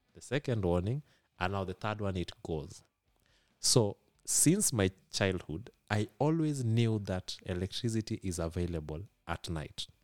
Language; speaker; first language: English; non-native, local second language; Luo (Kenya and Tanzania)